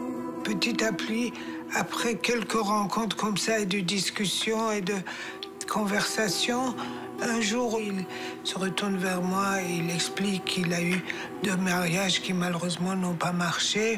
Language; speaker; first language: French; non-native, fluent; Persian